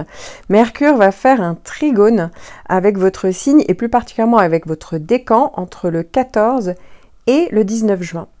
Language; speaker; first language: French; native; French